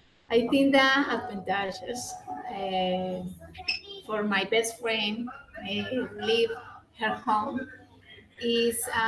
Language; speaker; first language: English; non-native, learner; Spanish